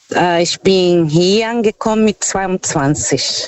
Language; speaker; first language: German; non-native, learner; Portuguese